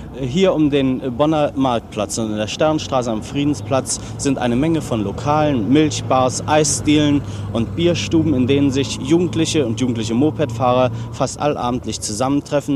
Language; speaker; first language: German; native; German